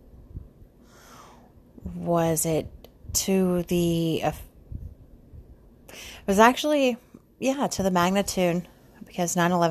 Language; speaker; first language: English; native; English